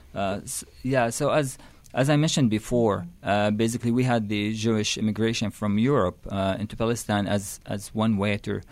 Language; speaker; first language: English; non-native, fluent; Arabic